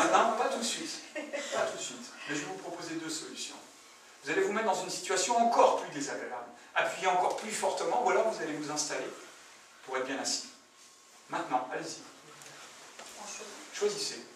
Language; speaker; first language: French; native; French